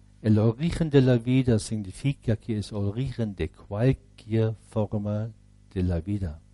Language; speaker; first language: Spanish; non-native, fluent; German